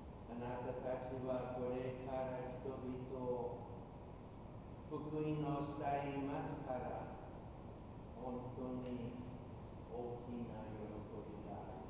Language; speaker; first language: Japanese; non-native, fluent; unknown